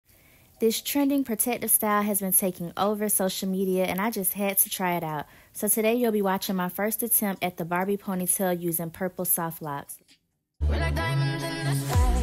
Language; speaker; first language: English; native; English